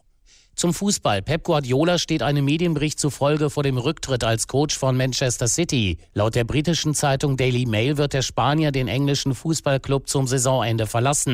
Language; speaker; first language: German; native; German